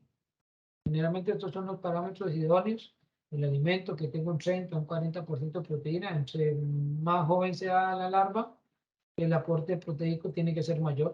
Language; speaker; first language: Spanish; native; Spanish